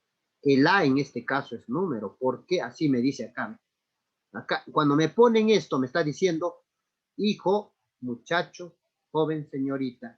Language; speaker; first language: Spanish; native; Spanish